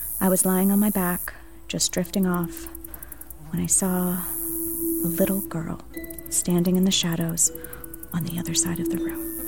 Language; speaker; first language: English; native; English